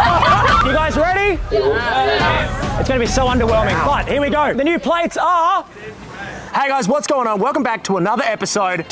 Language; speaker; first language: English; native; English